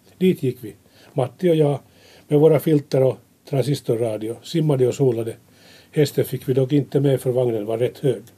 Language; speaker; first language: Swedish; native; Swedish